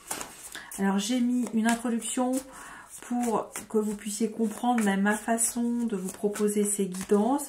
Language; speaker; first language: French; native; French